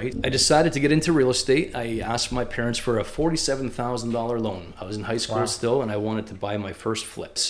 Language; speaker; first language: English; native; English